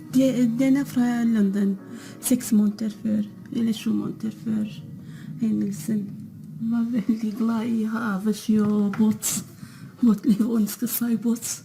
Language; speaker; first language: Norwegian; non-native, learner; Kurdish